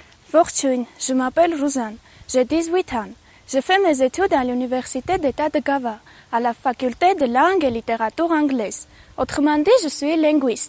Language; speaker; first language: French; non-native, learner; Armenian